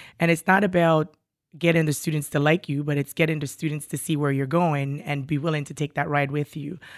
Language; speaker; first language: English; native; English